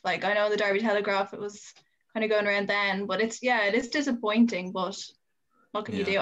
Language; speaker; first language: English; native; English